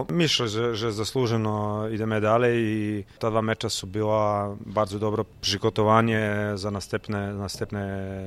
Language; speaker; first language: Polish; non-native, learner; Croatian